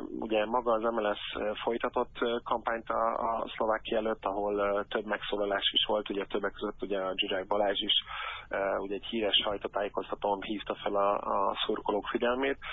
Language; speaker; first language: Hungarian; native; Hungarian